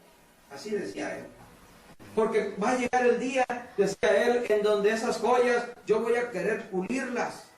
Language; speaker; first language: Spanish; native; Spanish